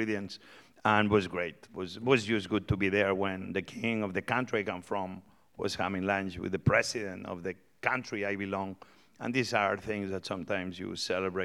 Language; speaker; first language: English; non-native, fluent; Spanish